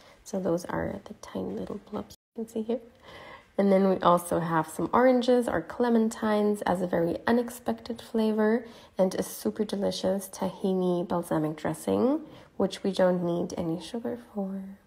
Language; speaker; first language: English; non-native, fluent; German